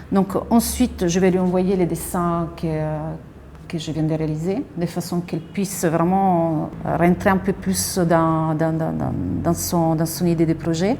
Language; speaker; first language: French; non-native, fluent; Italian